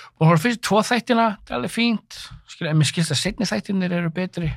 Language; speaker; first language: Icelandic; native; Icelandic